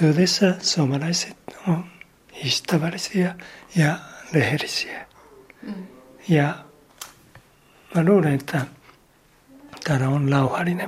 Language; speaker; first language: Finnish; non-native, learner; Japanese